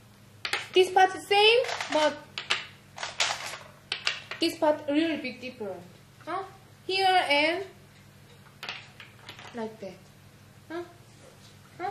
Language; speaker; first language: English; non-native, learner; Korean